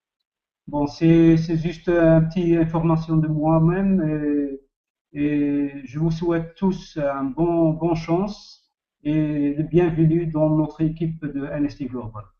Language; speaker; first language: French; non-native, learner; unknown